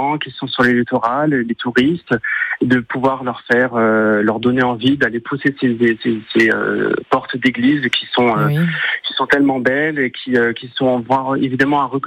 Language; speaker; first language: French; native; French